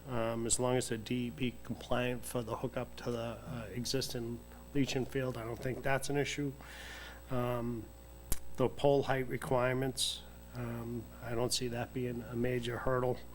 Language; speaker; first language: English; native; English